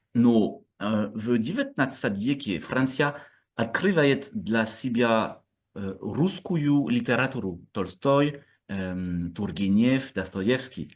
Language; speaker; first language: Russian; non-native, learner; French